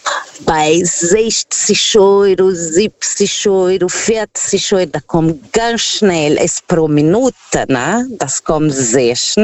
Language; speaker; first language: German; non-native, fluent; Portuguese